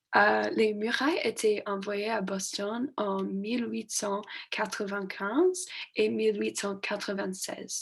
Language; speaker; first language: French; non-native, learner; English